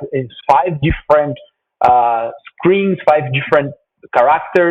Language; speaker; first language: English; non-native, fluent; Portuguese